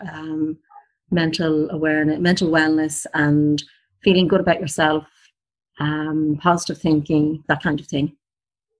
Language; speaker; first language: English; native; English